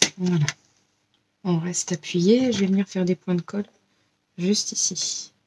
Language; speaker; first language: French; native; French